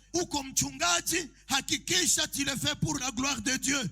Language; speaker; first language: French; non-native, local second language; Swahili